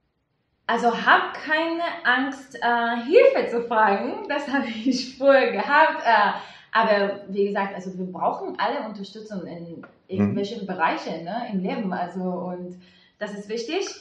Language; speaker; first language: German; non-native, fluent; Hebrew